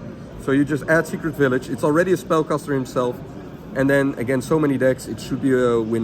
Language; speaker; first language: English; non-native, fluent; Dutch